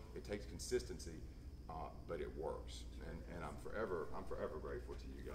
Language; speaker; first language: English; native; English